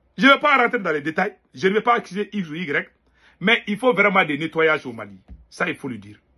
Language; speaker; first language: French; non-native, local second language; Bambara